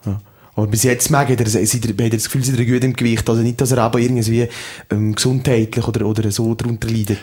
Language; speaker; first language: German; native; German